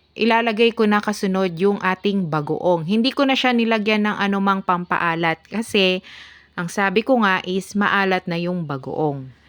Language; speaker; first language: Filipino; non-native, local second language; Pampanga